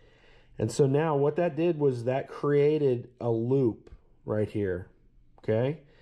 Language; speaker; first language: English; native; English